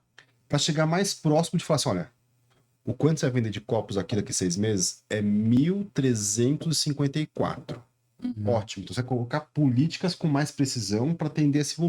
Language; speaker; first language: Portuguese; native; Portuguese